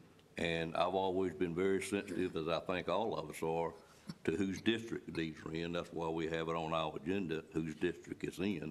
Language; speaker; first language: English; native; English